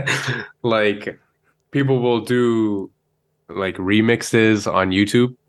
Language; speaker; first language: English; native; English